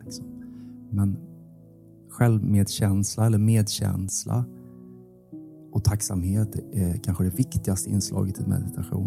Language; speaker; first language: Swedish; native; Swedish